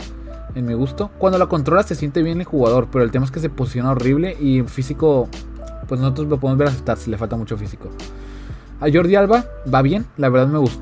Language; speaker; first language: Spanish; native; Spanish